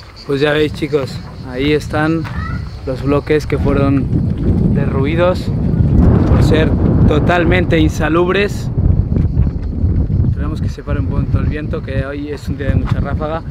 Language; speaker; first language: Spanish; native; Spanish